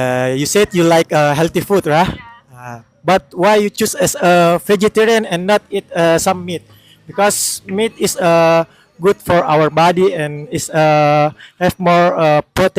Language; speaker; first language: English; non-native, learner; Indonesian